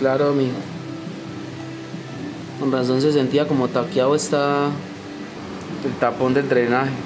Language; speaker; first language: Spanish; native; Spanish